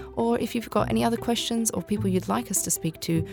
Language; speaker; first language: English; native; English